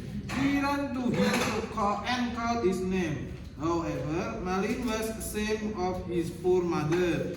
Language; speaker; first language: English; non-native, learner; Indonesian